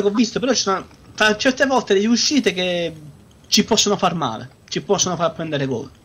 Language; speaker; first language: Italian; native; Italian